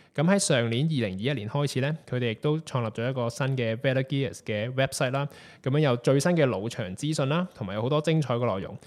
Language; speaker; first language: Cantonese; native; Cantonese